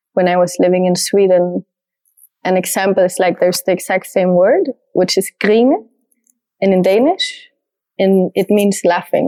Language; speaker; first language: English; non-native, fluent; French